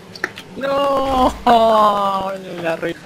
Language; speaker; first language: Spanish; native; Spanish